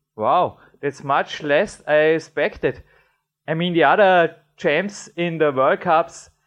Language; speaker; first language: English; non-native, fluent; German